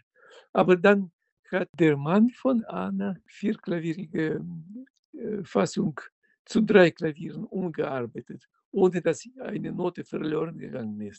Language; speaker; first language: German; non-native, fluent; Russian